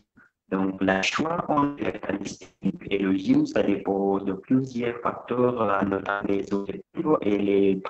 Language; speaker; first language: French; non-native, fluent; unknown